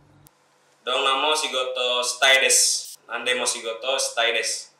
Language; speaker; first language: Japanese; non-native, learner; Indonesian